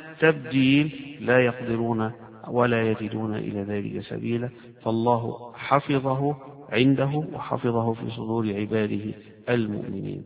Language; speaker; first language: Arabic; native; Arabic